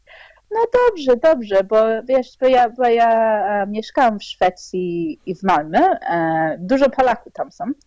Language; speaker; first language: Polish; early bilingual, heritage; Polish